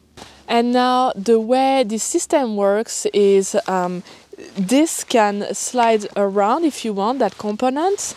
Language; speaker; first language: English; non-native, fluent; French